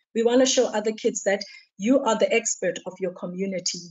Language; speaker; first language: English; non-native, local second language; Xhosa